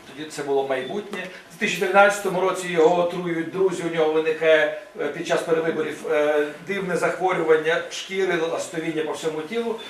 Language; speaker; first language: Ukrainian; non-native, local second language; Russian